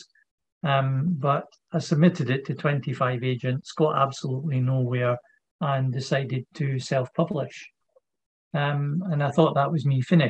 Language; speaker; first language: English; native; English